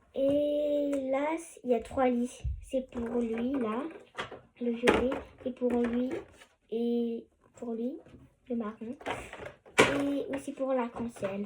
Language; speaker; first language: French; native; French